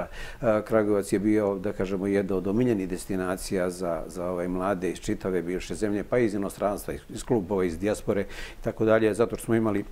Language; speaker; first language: Serbian; native; Serbian